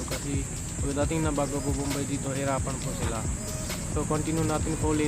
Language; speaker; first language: Filipino; non-native, learner; Punjabi